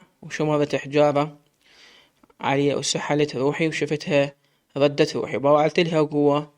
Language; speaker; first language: Arabic; native; Arabic